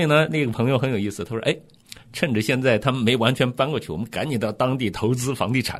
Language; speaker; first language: Chinese; native; Chinese